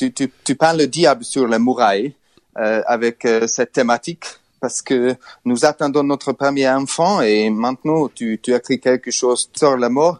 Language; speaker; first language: French; non-native, learner; Hungarian